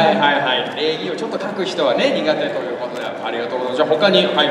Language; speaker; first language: Japanese; native; Japanese